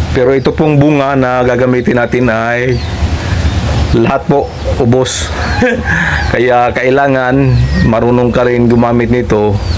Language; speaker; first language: Filipino; non-native, local second language; Cebuano